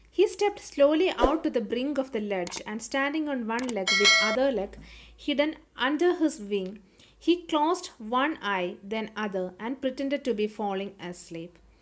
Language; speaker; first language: English; non-native, local second language; Malayalam